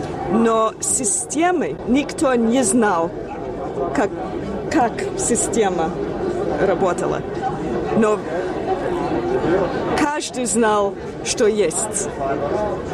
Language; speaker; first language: Russian; non-native, fluent; English